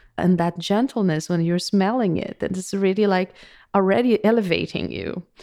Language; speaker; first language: English; non-native, fluent; Portuguese